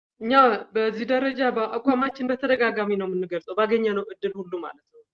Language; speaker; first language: Amharic; non-native, local second language; Tigrinya